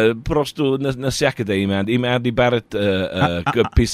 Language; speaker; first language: Bulgarian; non-native, learner; English